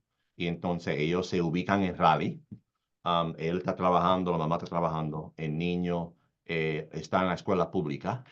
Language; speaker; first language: Spanish; early bilingual, heritage; Spanish